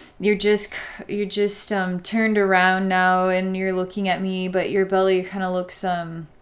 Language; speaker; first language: English; native; English